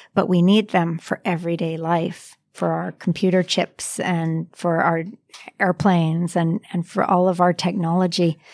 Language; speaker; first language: English; native; English